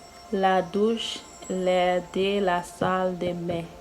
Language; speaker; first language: French; non-native, learner; English